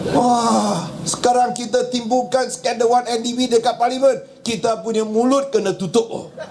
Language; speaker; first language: Malay; non-native, local second language; Min Nan Chinese